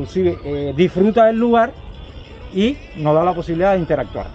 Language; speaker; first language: Spanish; native; Spanish